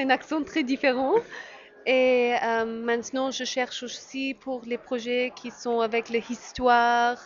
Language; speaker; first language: French; non-native, learner; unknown